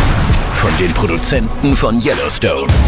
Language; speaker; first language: German; native; German